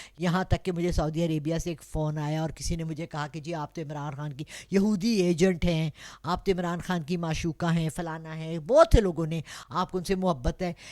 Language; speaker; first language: Urdu; non-native, local second language; Pashto